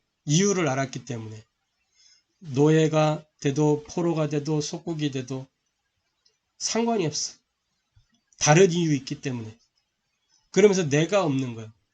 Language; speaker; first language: Korean; native; Korean